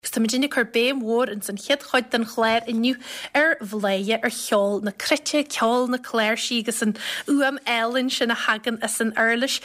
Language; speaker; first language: Irish; native; Irish